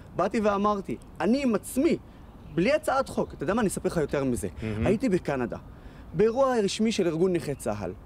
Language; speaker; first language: Hebrew; non-native, local second language; Arabic